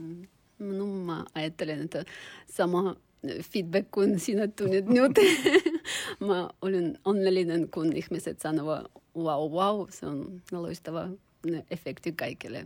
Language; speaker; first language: Finnish; non-native, learner; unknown